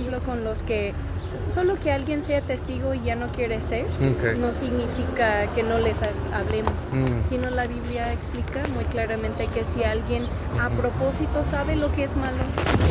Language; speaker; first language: Spanish; non-native, fluent; English